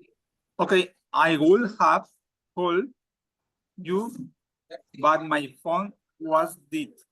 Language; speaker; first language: English; non-native, learner; Spanish